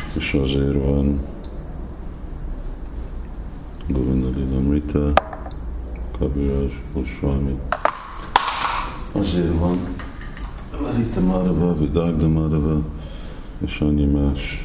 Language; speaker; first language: Hungarian; non-native, fluent; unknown